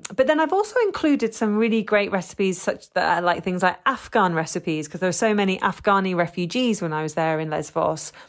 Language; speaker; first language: English; native; English